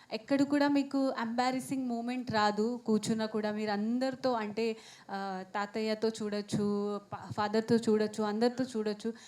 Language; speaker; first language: Telugu; non-native, fluent; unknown